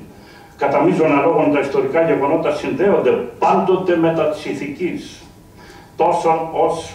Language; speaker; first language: Greek; native; Greek